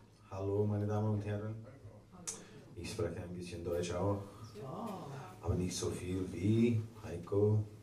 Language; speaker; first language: German; non-native, learner; English